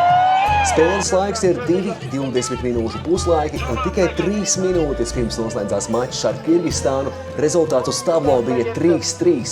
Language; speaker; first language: Latvian; native; Latvian